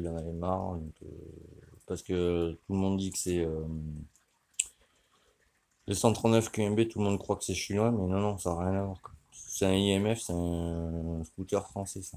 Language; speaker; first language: French; native; French